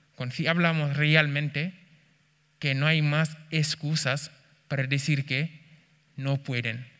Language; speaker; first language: Spanish; non-native, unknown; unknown